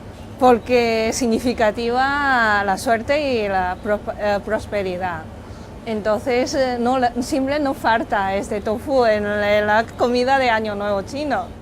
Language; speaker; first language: Spanish; non-native, learner; Chinese